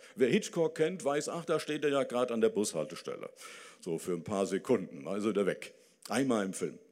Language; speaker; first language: German; native; German